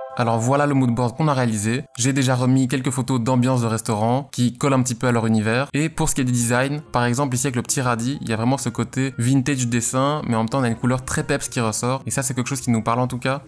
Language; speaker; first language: French; native; French